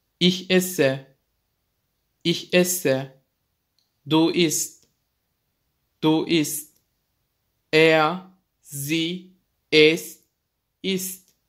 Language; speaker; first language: German; non-native, fluent; Turkish